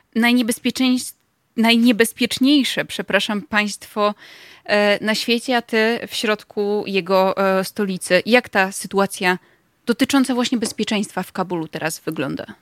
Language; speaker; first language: Polish; native; Polish